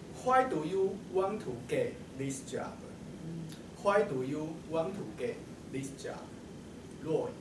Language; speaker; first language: English; non-native, learner; Chinese